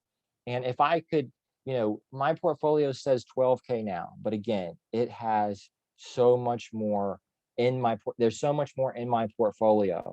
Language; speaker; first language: English; native; English